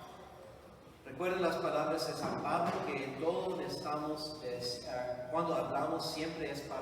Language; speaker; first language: Spanish; non-native, fluent; English